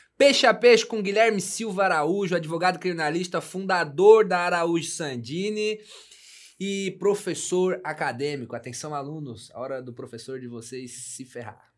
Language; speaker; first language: Portuguese; native; Portuguese